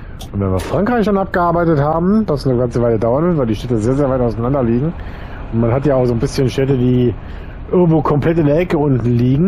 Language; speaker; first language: German; native; German